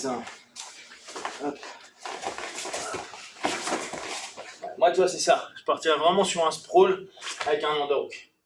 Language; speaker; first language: French; native; French